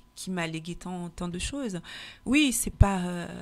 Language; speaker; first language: French; native; French